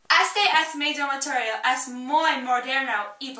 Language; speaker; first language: Spanish; non-native, learner; English